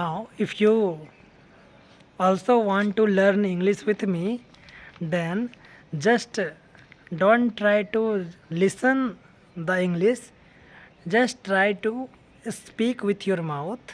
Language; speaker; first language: English; non-native, learner; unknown